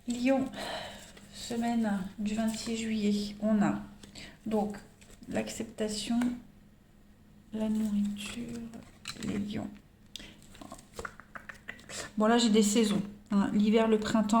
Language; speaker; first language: French; native; French